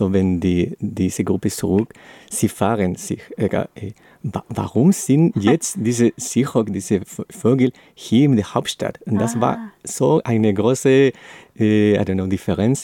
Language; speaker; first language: German; non-native, learner; Spanish